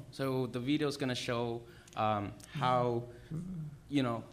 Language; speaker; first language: English; early bilingual, other home language; Vietnamese